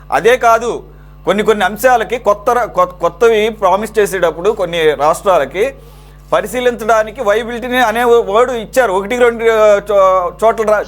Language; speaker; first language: Telugu; native; Telugu